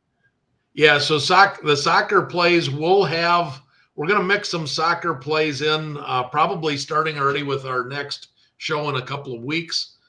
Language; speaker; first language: English; native; English